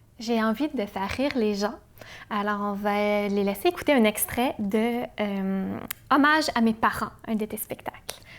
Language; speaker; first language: French; native; French